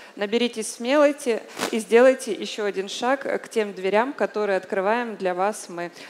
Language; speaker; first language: Russian; native; Russian